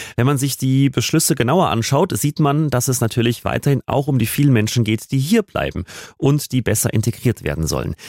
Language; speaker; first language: German; native; German